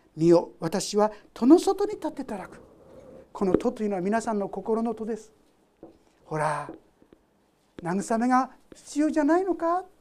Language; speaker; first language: Japanese; native; Japanese